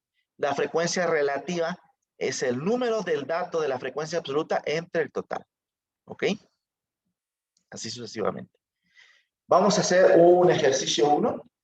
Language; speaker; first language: Spanish; native; Spanish